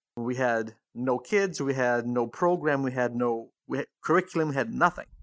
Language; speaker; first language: English; non-native, fluent; Portuguese